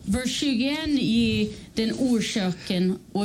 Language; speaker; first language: Swedish; non-native, fluent; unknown